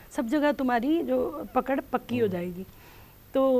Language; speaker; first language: Hindi; native; Hindi